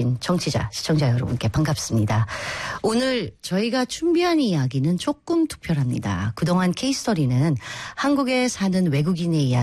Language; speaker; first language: Korean; non-native, fluent; Filipino